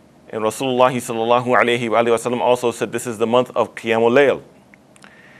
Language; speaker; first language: English; native; English